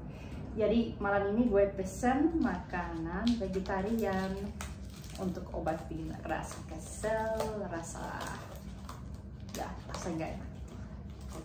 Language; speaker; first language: Indonesian; non-native, fluent; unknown